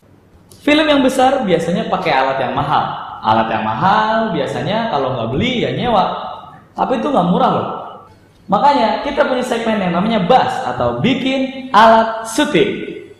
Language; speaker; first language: Indonesian; native; Indonesian